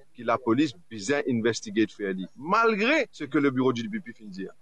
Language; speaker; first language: French; non-native, local second language; Morisyen